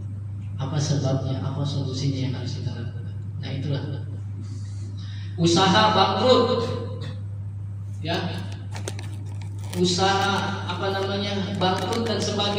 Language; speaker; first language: Indonesian; native; Indonesian